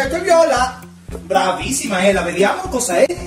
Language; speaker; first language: Italian; non-native, learner; Spanish